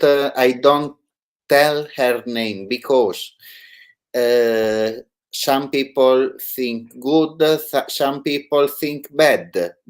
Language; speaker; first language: English; non-native, learner; Italian